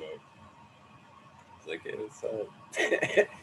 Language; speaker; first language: English; native; English